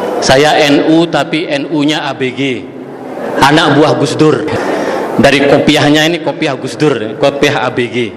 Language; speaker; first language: Indonesian; non-native, local second language; Madurese